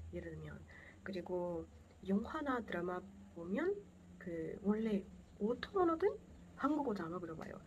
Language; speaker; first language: Korean; non-native, learner; Portuguese